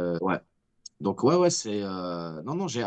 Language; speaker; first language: French; native; French